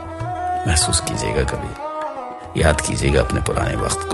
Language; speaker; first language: Hindi; native; Hindi